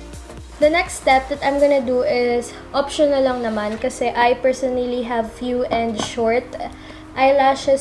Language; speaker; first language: English; non-native, local second language; Filipino